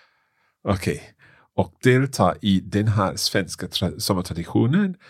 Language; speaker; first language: Swedish; non-native, learner; English